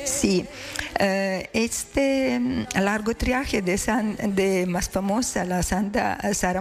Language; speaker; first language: Spanish; non-native, learner; Croatian